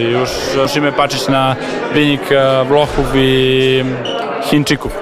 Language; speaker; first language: Polish; non-native, fluent; Serbian